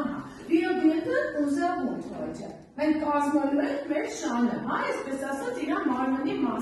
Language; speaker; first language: German; non-native, learner; Armenian